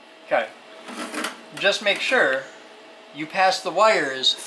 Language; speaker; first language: English; native; English